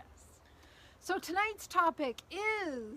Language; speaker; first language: English; native; English